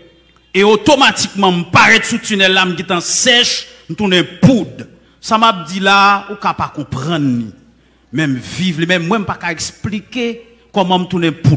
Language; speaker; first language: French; non-native, local second language; Haitian Creole